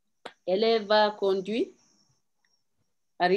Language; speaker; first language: French; non-native, learner; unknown